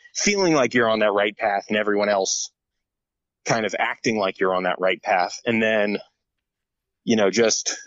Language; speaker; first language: English; native; English